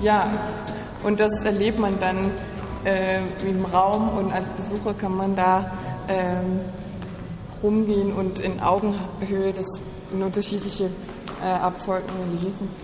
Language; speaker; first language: German; non-native, fluent; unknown